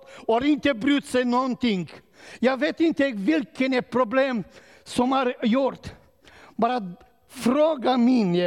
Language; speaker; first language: Swedish; non-native, learner; Romanian